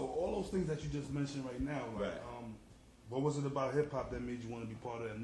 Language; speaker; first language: English; native; English